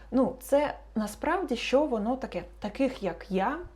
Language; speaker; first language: Ukrainian; non-native, local second language; Russian